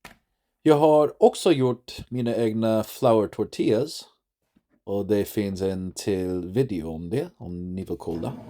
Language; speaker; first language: Swedish; non-native, learner; English